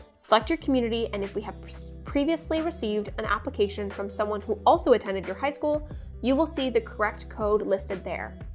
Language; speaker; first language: English; native; English